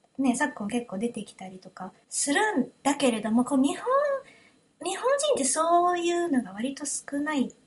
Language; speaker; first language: Japanese; early bilingual, heritage; Japanese